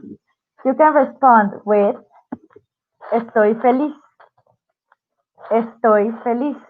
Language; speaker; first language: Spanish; non-native, fluent; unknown